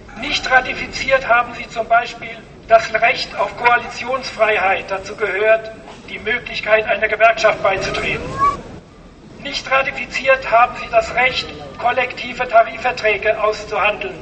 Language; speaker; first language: German; native; German